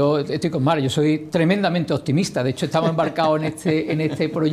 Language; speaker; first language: Spanish; native; Spanish